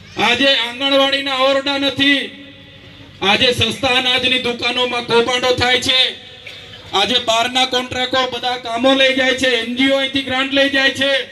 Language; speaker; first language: Gujarati; non-native, local second language; Vasavi